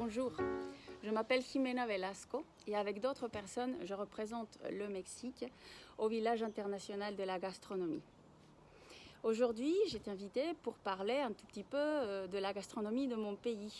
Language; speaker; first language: French; non-native, fluent; Spanish